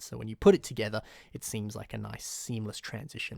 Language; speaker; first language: English; native; English